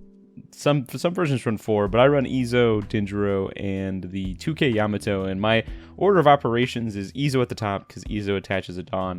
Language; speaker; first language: English; native; English